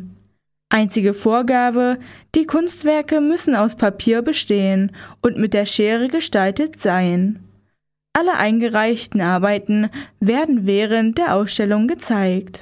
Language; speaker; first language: German; native; German